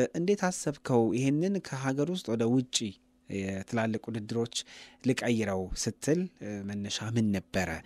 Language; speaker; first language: Amharic; native; Amharic